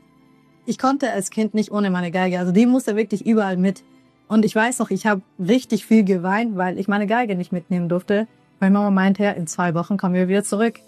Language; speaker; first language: German; early bilingual, other home language; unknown